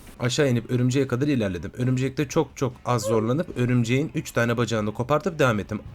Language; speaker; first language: Turkish; native; Turkish